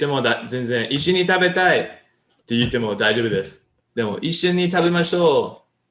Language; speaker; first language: Japanese; non-native, learner; English